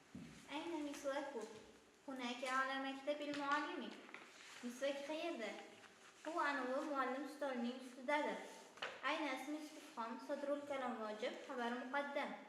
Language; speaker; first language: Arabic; non-native, fluent; Uzbek